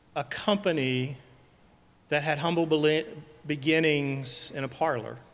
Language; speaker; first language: English; native; English